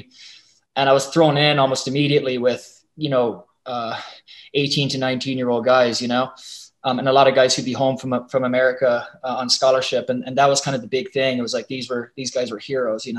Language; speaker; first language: English; native; English